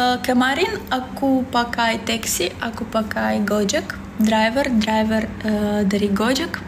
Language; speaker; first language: Indonesian; non-native, learner; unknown